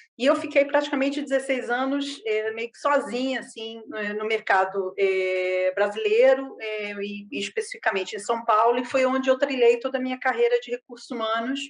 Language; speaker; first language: Portuguese; native; Portuguese